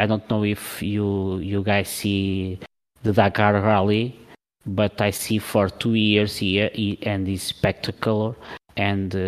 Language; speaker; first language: English; non-native, learner; Portuguese